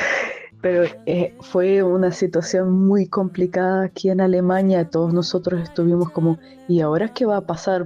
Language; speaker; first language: Spanish; non-native, fluent; German